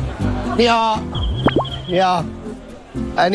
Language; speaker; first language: Chinese; non-native, learner; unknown